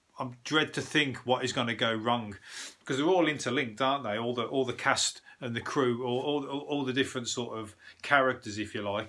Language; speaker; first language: English; native; English